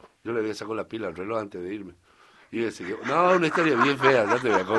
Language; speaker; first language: Spanish; native; Spanish